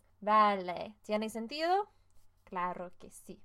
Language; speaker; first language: Spanish; non-native, fluent; English